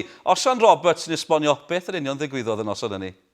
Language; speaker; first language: Welsh; native; Welsh